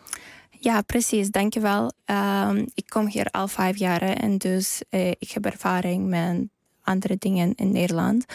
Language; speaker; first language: Dutch; non-native, learner; Ukrainian